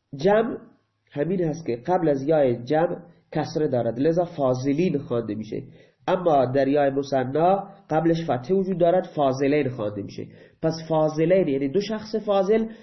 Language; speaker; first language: Persian; non-native, local second language; Baluchi